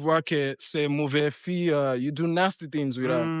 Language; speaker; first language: French; non-native, fluent; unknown